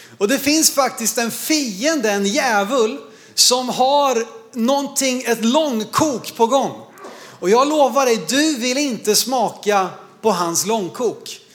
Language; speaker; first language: Swedish; native; Swedish